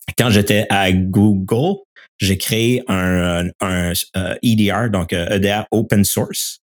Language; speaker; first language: French; native; French